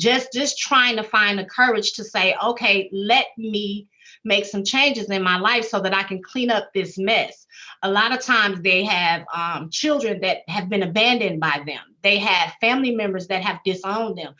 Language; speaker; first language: English; native; English